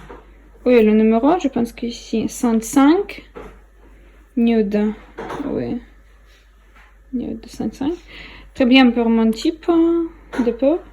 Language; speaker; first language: French; non-native, learner; Russian